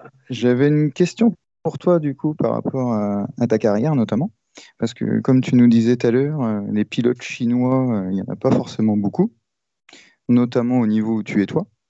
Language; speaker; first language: French; native; French